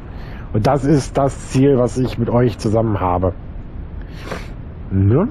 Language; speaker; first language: German; native; German